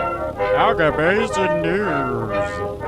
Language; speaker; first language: English; native; English